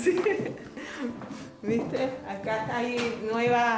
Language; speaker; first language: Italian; early bilingual, heritage; Spanish